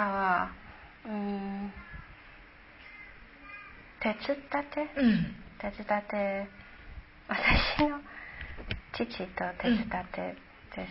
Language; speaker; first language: Japanese; non-native, learner; Chinese